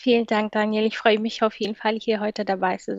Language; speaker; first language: German; non-native, fluent; Swahili